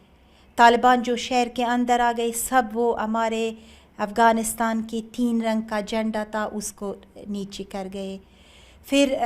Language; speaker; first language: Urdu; non-native, learner; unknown